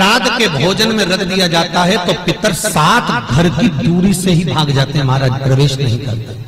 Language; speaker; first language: Hindi; native; Hindi